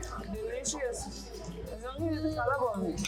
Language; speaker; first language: Telugu; native; Telugu